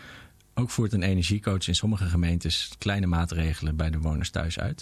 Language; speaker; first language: Dutch; native; Dutch